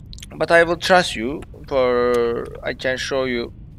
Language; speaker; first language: English; non-native, learner; Azerbaijani